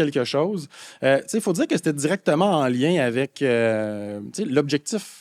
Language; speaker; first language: French; native; French